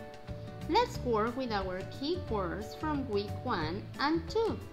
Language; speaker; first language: English; non-native, fluent; Spanish